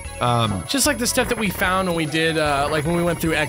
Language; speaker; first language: English; native; English